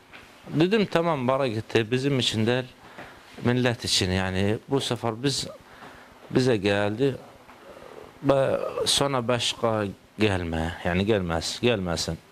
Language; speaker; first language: Turkish; non-native, learner; Arabic